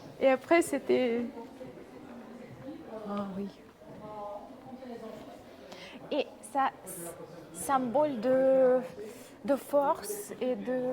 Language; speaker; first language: French; non-native, learner; Russian